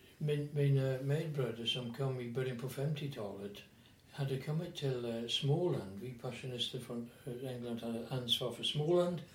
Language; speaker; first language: Swedish; non-native, fluent; English